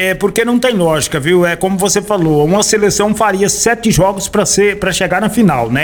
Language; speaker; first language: Portuguese; native; Portuguese